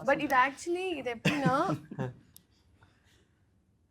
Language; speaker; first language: Tamil; non-native, learner; Telugu